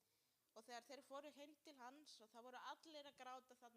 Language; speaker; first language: Icelandic; non-native, learner; Spanish